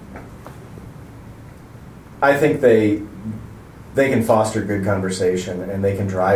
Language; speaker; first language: English; native; English